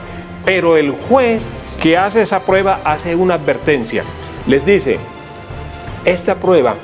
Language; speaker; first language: Spanish; native; Spanish